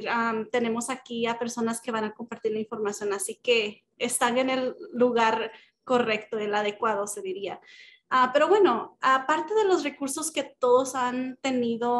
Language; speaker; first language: Spanish; early bilingual, other home language; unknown